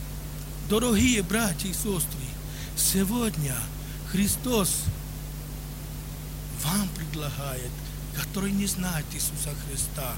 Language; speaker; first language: Ukrainian; non-native, local second language; Romany